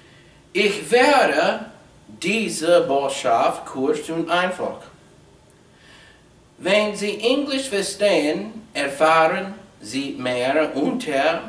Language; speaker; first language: German; non-native, learner; English